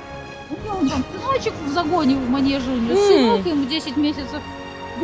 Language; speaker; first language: Russian; native; Russian